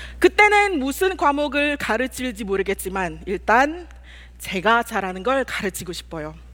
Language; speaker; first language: Korean; non-native, fluent; Malay